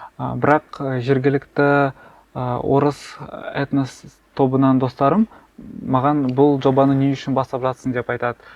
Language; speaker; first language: Kazakh; native; Kazakh